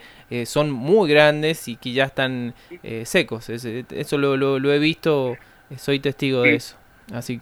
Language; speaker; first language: Spanish; native; Spanish